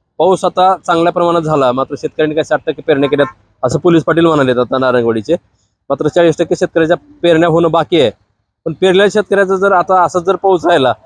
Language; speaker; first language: Marathi; native; Marathi